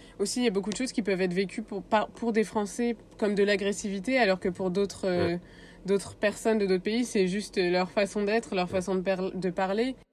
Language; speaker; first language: French; native; French